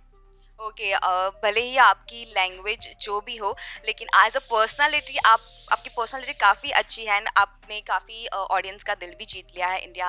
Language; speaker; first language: Hindi; native; Hindi